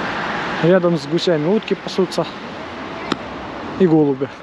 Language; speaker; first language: Russian; native; Russian